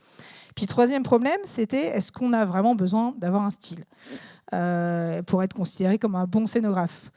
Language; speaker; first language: French; native; French